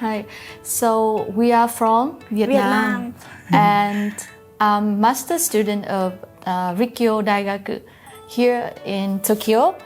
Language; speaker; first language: English; non-native, local second language; Vietnamese